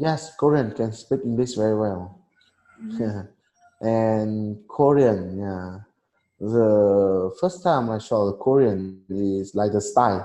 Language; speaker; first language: English; non-native, learner; Vietnamese